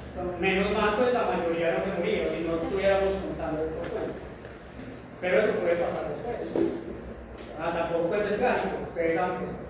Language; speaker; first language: Spanish; native; Spanish